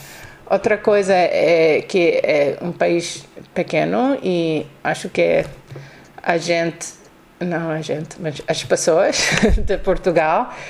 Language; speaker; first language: Portuguese; non-native, learner; English